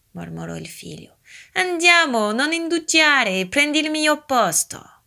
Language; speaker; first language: Italian; early bilingual, heritage; Italian